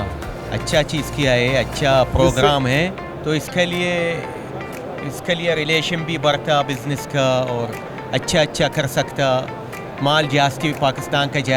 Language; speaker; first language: Hindi; non-native, learner; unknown